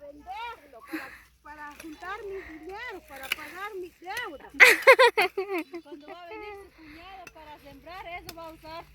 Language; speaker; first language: Spanish; non-native, local second language; Kʼicheʼ